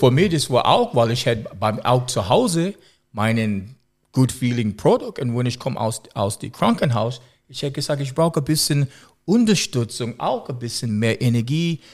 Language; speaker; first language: German; non-native, learner; English